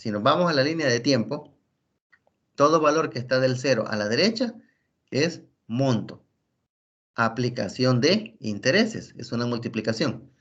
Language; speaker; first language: Spanish; native; Spanish